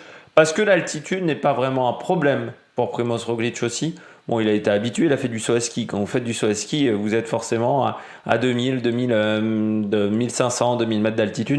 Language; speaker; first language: French; native; French